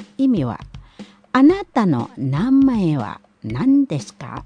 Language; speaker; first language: Japanese; non-native, fluent; Indonesian